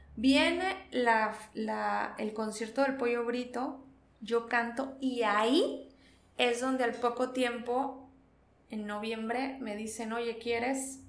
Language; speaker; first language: Spanish; native; Spanish